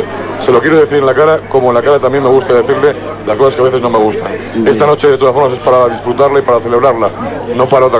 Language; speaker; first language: Spanish; native; Spanish